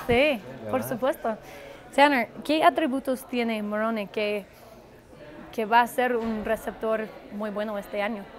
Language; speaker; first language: Spanish; non-native, fluent; English